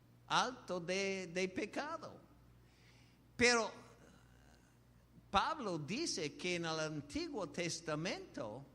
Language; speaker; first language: Spanish; non-native, fluent; English